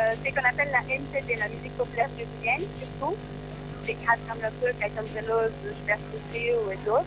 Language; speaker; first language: French; non-native, fluent; Portuguese